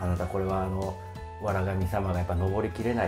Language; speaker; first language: Japanese; native; Japanese